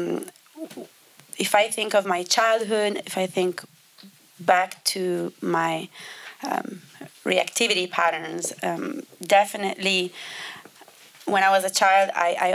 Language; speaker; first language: English; non-native, fluent; Italian